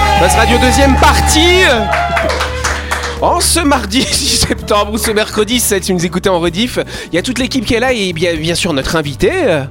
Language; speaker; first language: French; native; French